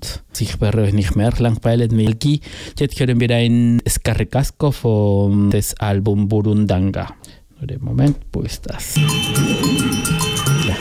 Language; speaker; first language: German; non-native, learner; Spanish